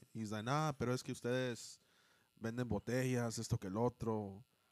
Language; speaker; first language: Spanish; early bilingual, heritage; Spanish